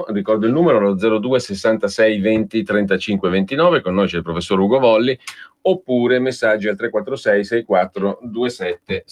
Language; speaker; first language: Italian; native; Italian